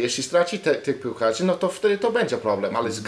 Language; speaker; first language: Polish; non-native, learner; English